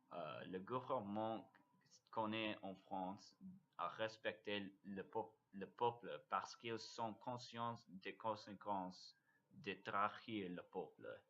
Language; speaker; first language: French; non-native, learner; English